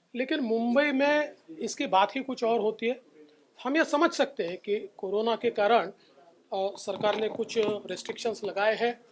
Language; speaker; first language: Hindi; non-native, local second language; Marathi